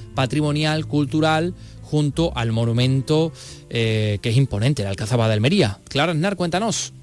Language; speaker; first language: Spanish; native; Spanish